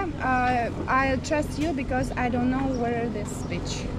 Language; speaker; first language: English; non-native, learner; Russian